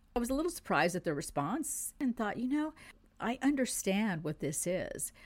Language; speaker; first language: English; non-native, fluent; French